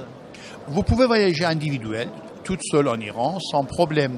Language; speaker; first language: French; non-native, fluent; Persian